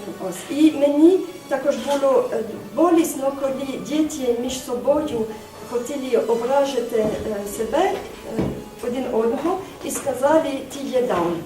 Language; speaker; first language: Ukrainian; non-native, fluent; French